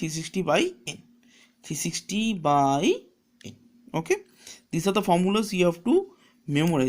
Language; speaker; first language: English; non-native, local second language; Bangla